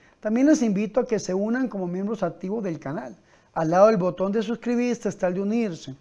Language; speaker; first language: Spanish; native; Spanish